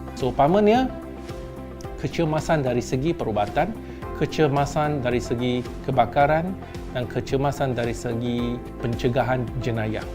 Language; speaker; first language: Malay; non-native, local second language; Chinese